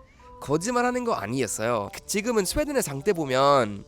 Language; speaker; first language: Korean; non-native, fluent; Swedish